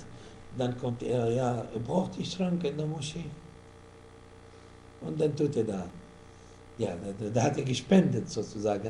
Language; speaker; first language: German; non-native, fluent; Arabic